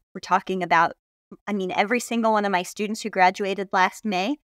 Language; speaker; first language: English; native; English